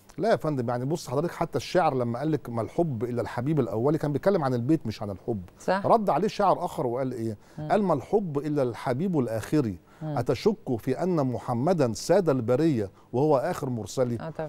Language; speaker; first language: Arabic; native; Arabic